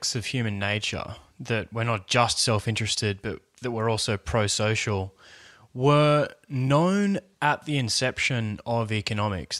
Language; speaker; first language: English; native; English